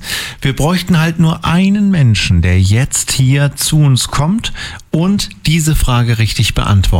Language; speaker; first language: German; native; German